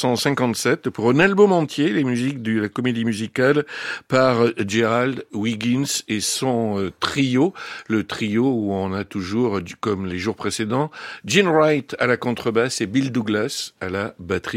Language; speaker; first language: French; native; French